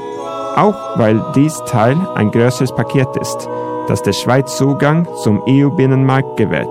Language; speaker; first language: German; non-native, fluent; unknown